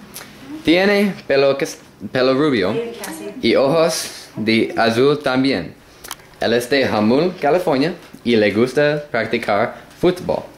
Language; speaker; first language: Spanish; non-native, learner; English